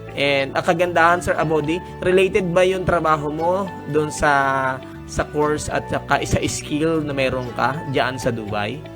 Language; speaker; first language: Filipino; native; Filipino